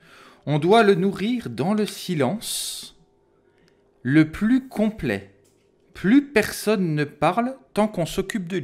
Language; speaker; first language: French; native; French